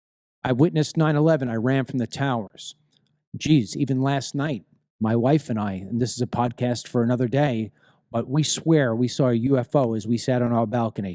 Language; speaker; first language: English; native; English